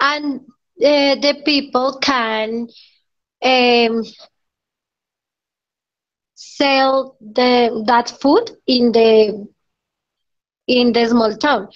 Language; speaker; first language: English; non-native, learner; Spanish